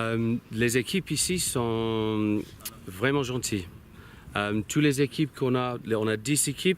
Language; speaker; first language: French; non-native, learner; English